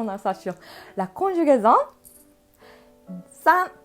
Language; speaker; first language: French; non-native, fluent; Japanese